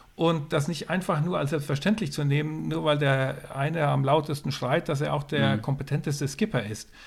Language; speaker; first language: German; non-native, fluent; Swedish